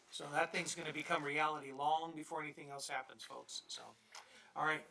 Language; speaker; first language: English; native; English